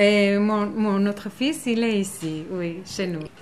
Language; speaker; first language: French; non-native, learner; Armenian